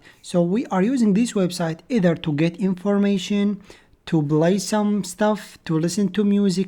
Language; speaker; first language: English; non-native, fluent; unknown